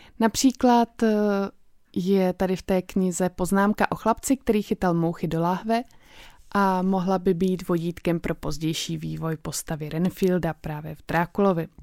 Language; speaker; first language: Czech; native; Czech